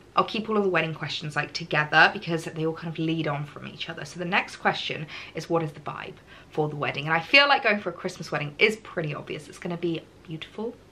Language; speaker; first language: English; native; English